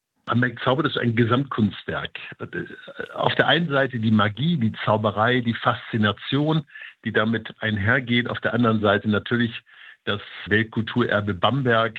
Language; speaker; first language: German; native; German